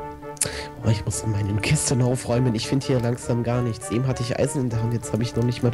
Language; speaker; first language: German; native; German